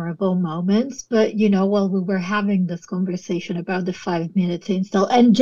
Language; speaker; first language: English; non-native, fluent; Italian